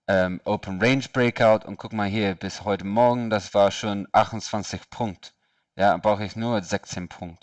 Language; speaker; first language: German; non-native, learner; English